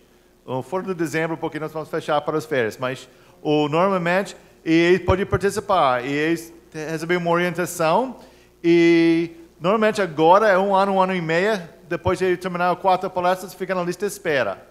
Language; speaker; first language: Portuguese; non-native, fluent; English